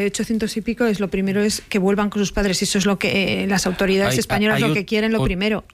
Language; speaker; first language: Spanish; native; Spanish